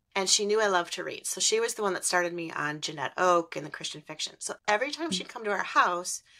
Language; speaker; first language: English; native; English